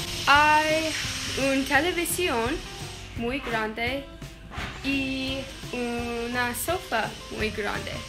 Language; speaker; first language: Spanish; non-native, learner; English